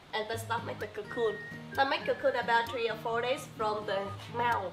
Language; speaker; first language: English; non-native, fluent; Vietnamese